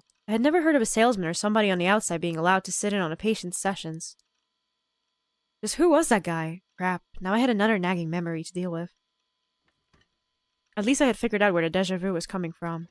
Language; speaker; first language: English; non-native, fluent; Polish